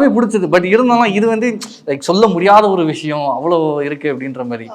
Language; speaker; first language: Tamil; native; Tamil